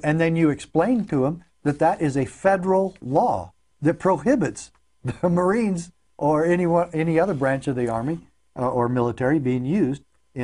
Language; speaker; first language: English; native; English